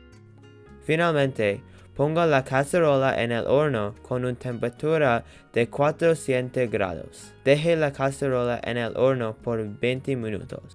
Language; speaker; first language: Spanish; non-native, learner; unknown